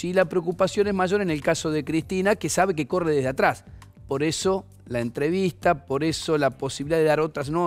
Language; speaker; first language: Spanish; native; Spanish